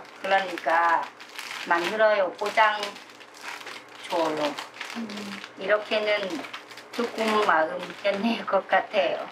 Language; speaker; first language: Korean; non-native, learner; Thai